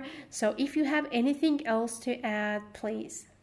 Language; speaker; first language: English; non-native, fluent; Persian